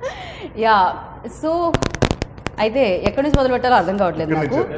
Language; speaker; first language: Telugu; native; Telugu